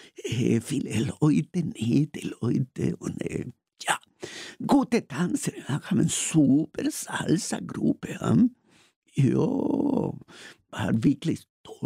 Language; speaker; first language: German; non-native, learner; Spanish